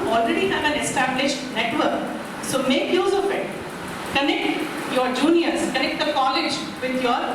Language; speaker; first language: Telugu; non-native, local second language; Kannada